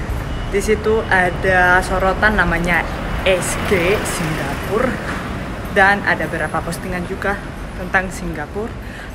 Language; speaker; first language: Indonesian; non-native, fluent; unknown